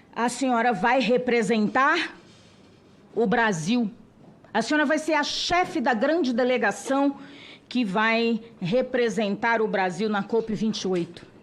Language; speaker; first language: Portuguese; non-native, local second language; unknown